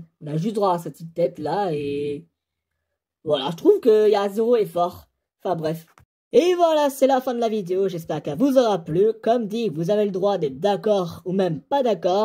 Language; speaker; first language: French; native; French